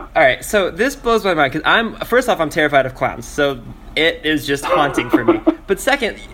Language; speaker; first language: English; native; English